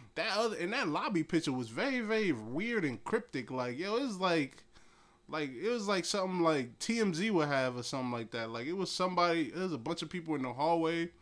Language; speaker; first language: English; native; English